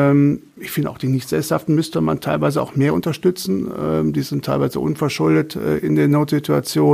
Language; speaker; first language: German; native; German